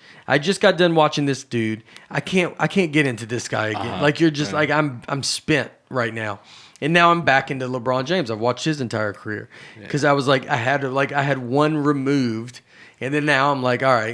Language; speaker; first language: English; native; English